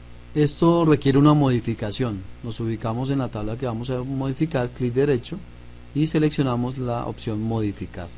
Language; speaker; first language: Spanish; native; Spanish